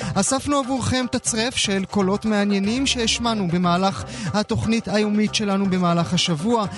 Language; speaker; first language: Hebrew; native; Hebrew